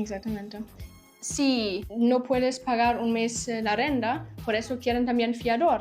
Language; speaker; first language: Spanish; non-native, fluent; German